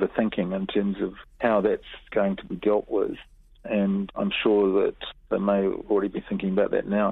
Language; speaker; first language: English; native; English